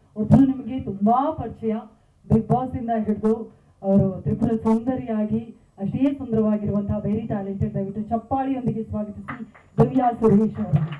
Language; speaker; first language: Kannada; native; Kannada